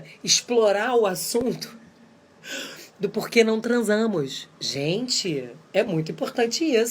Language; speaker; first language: Portuguese; native; Portuguese